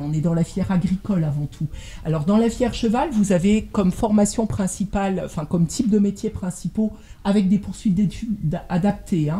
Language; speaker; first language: French; native; French